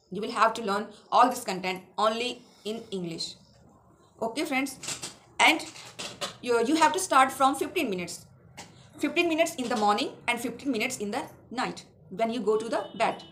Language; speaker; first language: English; non-native, local second language; Awadhi